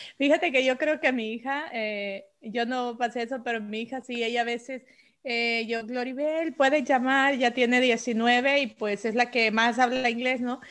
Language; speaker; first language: Spanish; native; Spanish